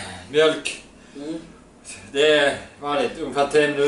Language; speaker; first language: Swedish; native; Swedish